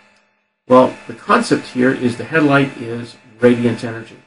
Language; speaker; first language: English; native; English